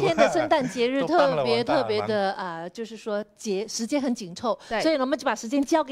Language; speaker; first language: Chinese; native; Chinese